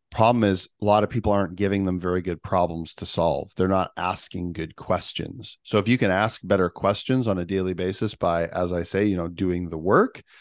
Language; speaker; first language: English; native; English